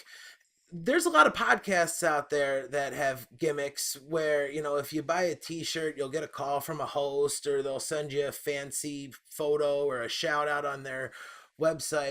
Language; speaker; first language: English; native; English